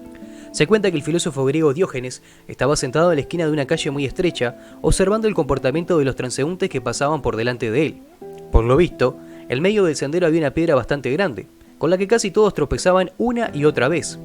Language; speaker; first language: Spanish; native; Spanish